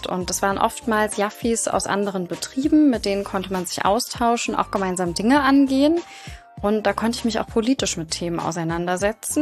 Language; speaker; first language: German; native; German